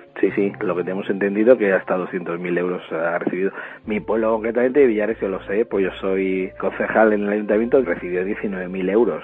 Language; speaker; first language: Spanish; native; Spanish